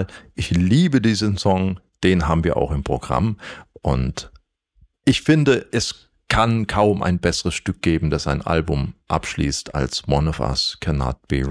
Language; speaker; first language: German; native; German